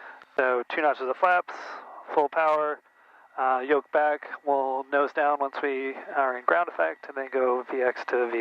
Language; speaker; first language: English; native; English